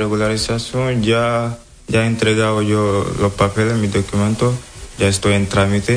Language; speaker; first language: Spanish; non-native, learner; Wolof